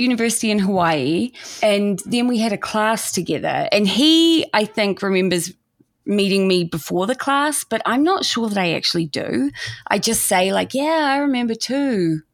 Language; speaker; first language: English; native; English